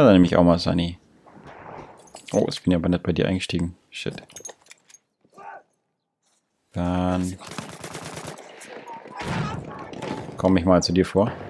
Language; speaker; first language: German; native; German